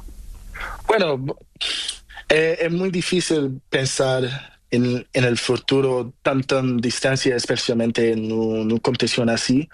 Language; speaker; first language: Spanish; non-native, learner; Portuguese